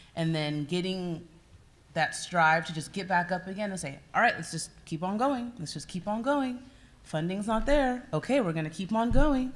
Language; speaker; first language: English; native; English